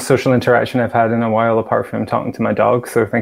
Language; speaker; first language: English; native; English